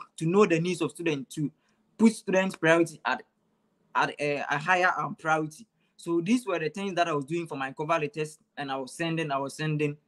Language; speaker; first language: English; non-native, local second language; Akan